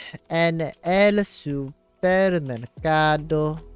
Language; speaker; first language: Spanish; non-native, learner; English